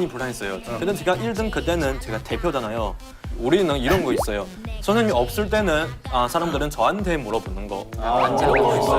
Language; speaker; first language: Korean; non-native, fluent; Chinese